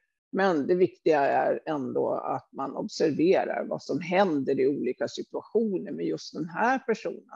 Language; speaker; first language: Swedish; native; Swedish